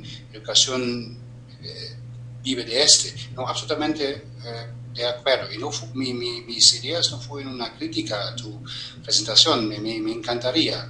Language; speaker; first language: Spanish; non-native, fluent; German